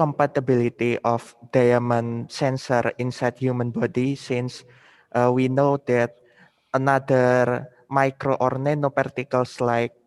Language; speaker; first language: English; non-native, fluent; Indonesian